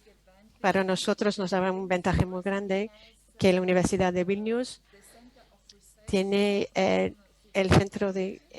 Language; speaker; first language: Spanish; non-native, fluent; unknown